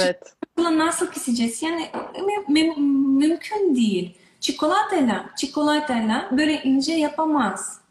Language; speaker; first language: Turkish; non-native, learner; Russian